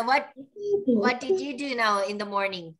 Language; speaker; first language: English; non-native, fluent; Indonesian